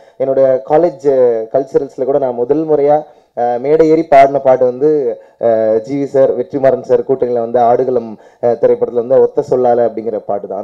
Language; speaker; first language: Tamil; native; Tamil